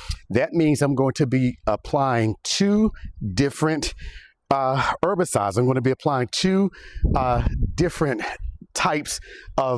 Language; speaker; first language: English; native; English